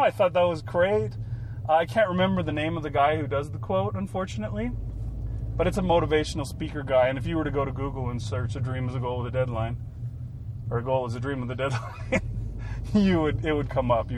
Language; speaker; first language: English; native; English